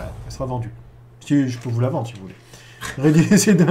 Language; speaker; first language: French; native; French